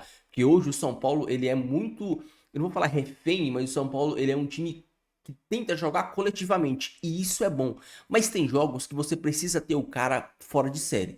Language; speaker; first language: Portuguese; native; Portuguese